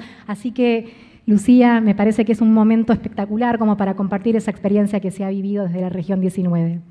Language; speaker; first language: Spanish; native; Spanish